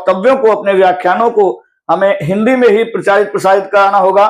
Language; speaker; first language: Hindi; native; Hindi